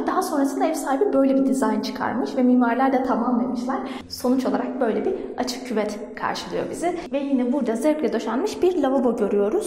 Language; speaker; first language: Turkish; native; Turkish